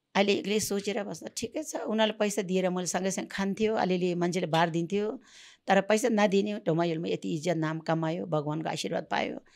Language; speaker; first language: Nepali; non-native, local second language; Sherpa